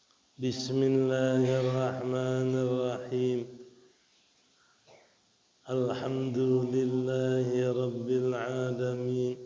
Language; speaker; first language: Arabic; non-native, fluent; Indonesian